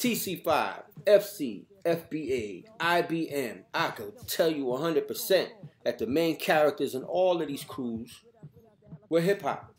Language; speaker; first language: English; native; English